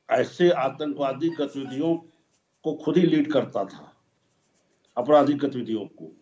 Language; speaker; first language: Hindi; native; Hindi